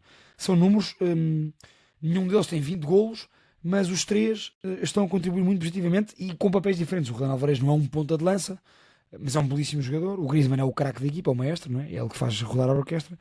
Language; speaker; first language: Portuguese; native; Portuguese